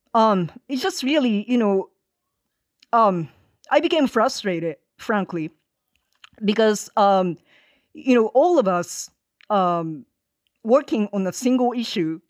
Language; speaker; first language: English; non-native, fluent; Japanese